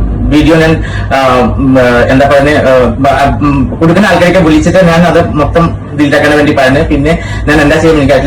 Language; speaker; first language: Malayalam; non-native, fluent; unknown